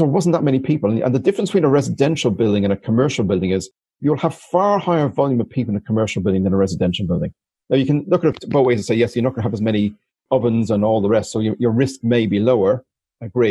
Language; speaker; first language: English; native; English